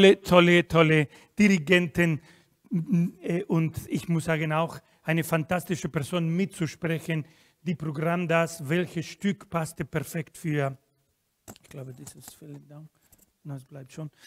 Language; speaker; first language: German; non-native, fluent; Spanish